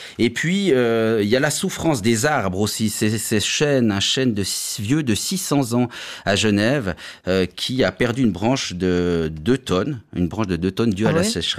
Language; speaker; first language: French; native; French